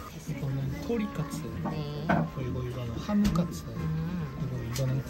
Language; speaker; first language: Korean; non-native, fluent; Japanese